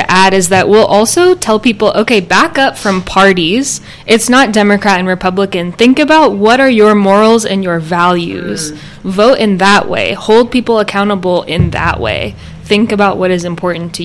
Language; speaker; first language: English; native; English